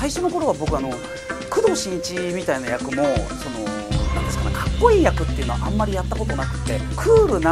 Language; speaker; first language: Japanese; native; Japanese